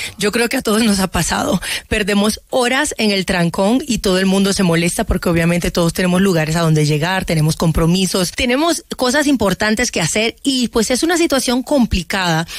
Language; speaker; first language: Spanish; early bilingual, other home language; Haitian Creole